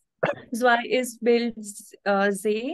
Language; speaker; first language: German; non-native, learner; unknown